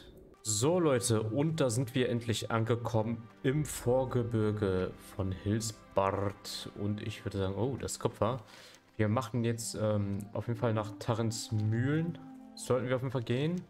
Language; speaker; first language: German; native; German